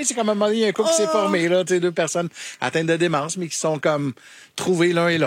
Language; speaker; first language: French; native; French